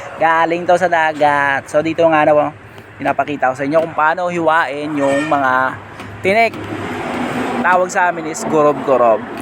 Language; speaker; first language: Filipino; non-native, local second language; Hiligaynon